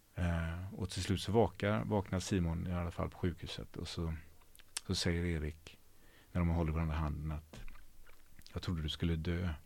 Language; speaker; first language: Swedish; native; Swedish